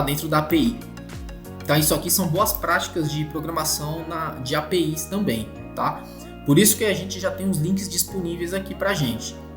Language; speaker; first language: Portuguese; native; Portuguese